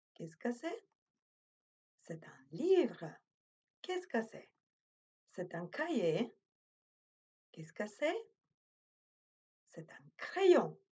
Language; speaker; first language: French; non-native, fluent; Macedonian